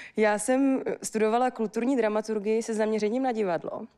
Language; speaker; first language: Czech; native; Czech